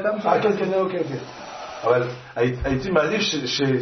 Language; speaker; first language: Hebrew; non-native, fluent; French